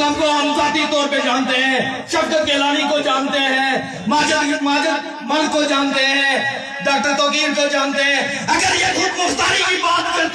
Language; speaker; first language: Urdu; non-native, local second language; Pahari-Potwari